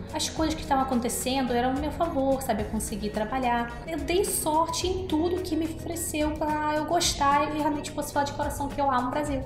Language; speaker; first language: Portuguese; non-native, fluent; Russian